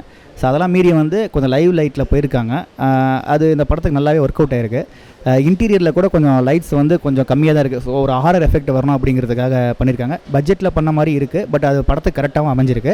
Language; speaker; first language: Tamil; native; Tamil